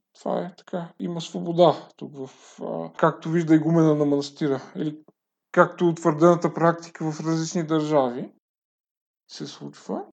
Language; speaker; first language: Bulgarian; native; Bulgarian